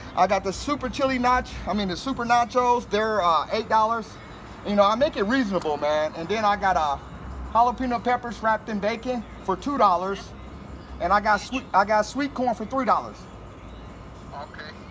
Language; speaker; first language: English; native; English